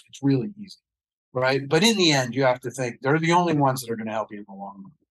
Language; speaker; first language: English; native; English